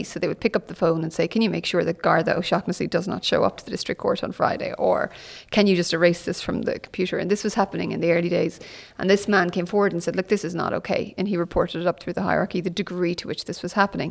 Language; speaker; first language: English; native; English